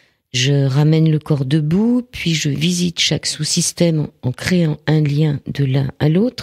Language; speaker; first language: French; native; French